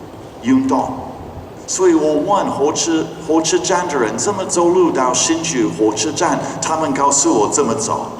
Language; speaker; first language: Chinese; non-native, fluent; English